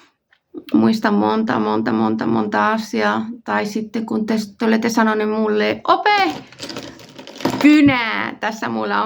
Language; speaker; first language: Finnish; non-native, fluent; Spanish